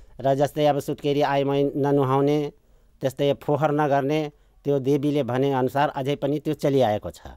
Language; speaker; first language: Nepali; non-native, local second language; Dangaura Tharu